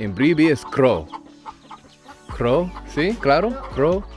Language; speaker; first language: Spanish; non-native, learner; English